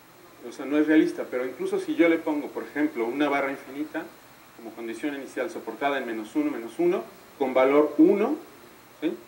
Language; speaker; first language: Spanish; native; Spanish